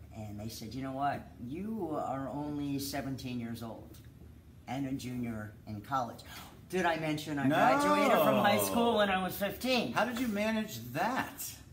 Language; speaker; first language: English; native; English